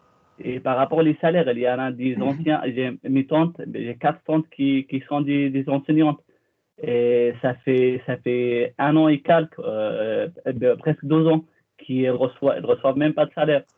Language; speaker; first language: French; non-native, fluent; Arabic